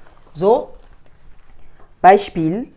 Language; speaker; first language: German; non-native, fluent; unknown